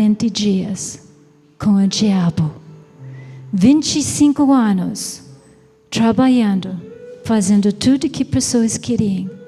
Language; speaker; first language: Portuguese; non-native, fluent; English